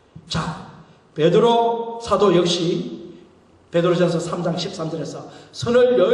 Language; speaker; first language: Korean; native; Korean